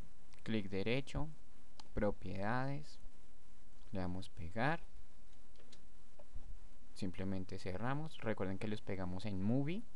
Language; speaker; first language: Spanish; native; Spanish